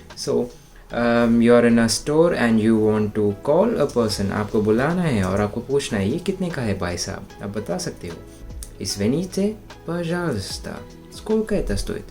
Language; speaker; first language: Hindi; non-native, local second language; Malayalam